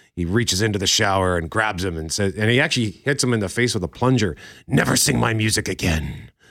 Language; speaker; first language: English; native; English